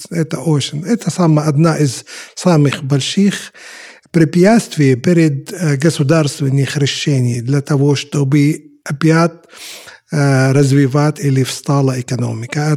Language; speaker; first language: Russian; non-native, fluent; Arabic